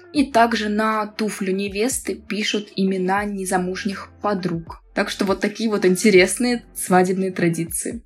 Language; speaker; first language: Russian; native; Russian